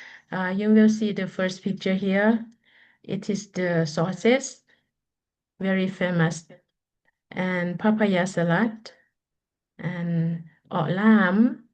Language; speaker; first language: English; non-native, learner; Lao